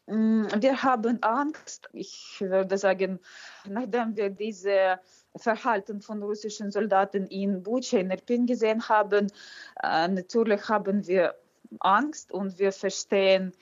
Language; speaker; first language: German; non-native, fluent; Ukrainian